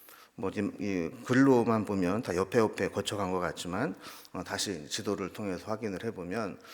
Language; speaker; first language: Korean; native; Korean